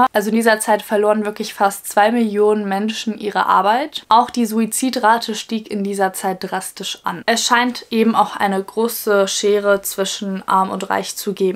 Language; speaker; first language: German; native; German